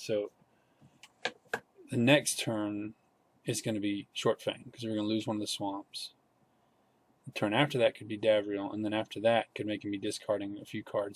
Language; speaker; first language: English; native; English